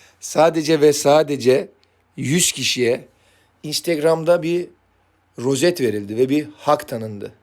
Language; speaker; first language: Turkish; native; Turkish